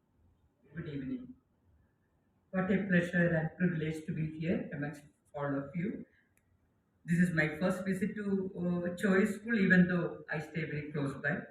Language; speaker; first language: English; non-native, local second language; Malayalam